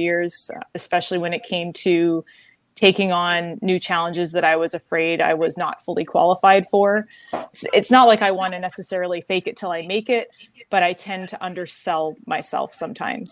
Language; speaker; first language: English; native; English